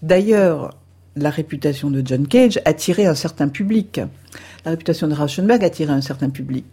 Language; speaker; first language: French; native; French